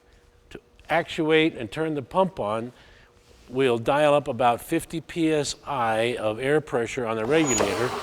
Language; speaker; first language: English; native; English